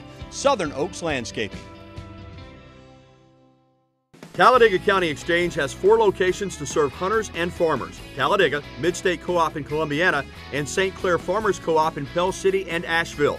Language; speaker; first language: English; native; English